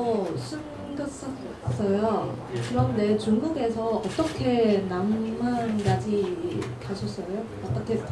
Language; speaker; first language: Korean; non-native, learner; Cantonese